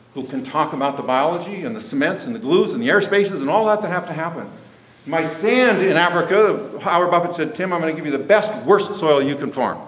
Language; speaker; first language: English; native; English